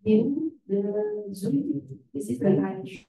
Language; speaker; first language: English; non-native, fluent; Indonesian